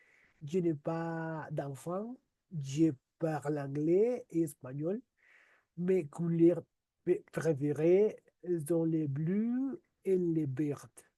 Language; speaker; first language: French; non-native, learner; Spanish